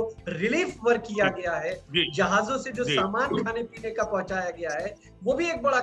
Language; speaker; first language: Hindi; native; Hindi